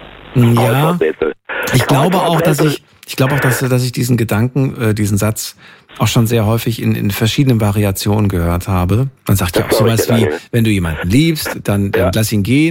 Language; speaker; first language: German; native; German